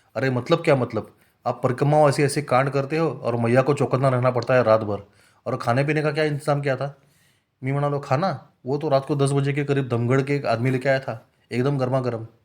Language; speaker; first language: Hindi; non-native, local second language; Marathi